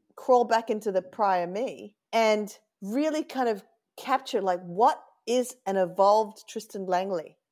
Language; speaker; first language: English; native; English